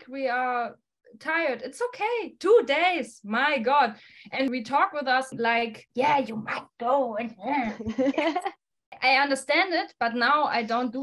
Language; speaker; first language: English; non-native, fluent; German